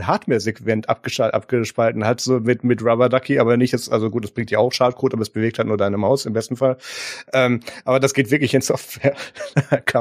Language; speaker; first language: German; native; German